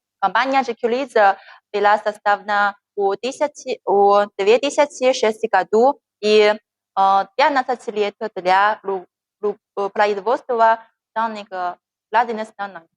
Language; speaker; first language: Russian; non-native, learner; Chinese